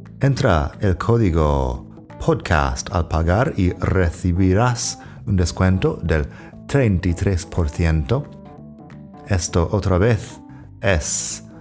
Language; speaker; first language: Spanish; non-native, fluent; English